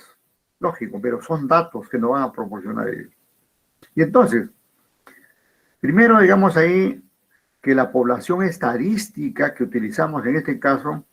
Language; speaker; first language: Spanish; native; Spanish